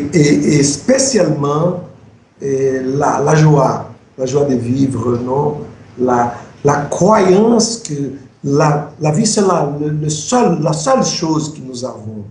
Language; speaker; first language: French; non-native, fluent; Portuguese